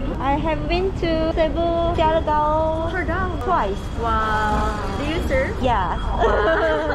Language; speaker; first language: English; non-native, learner; Korean